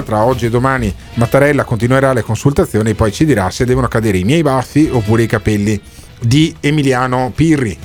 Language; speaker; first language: Italian; native; Italian